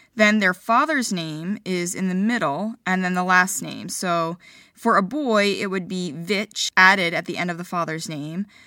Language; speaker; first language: English; early bilingual, other home language; Ukrainian